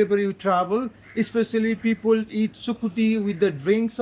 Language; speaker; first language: English; non-native, fluent; Nepali